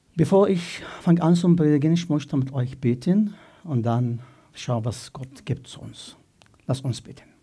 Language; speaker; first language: German; non-native, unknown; Arabic